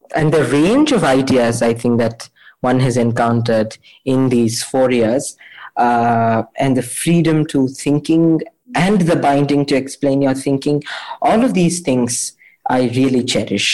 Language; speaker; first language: English; non-native, local second language; Kannada